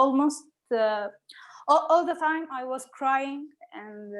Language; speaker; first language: English; non-native, learner; Arabic